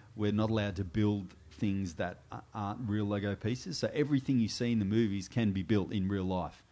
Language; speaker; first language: English; native; English